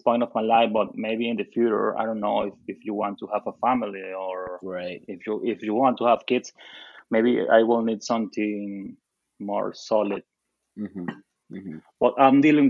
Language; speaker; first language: English; non-native, fluent; Spanish